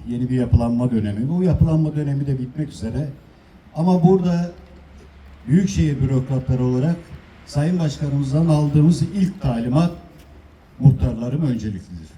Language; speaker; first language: Turkish; native; Turkish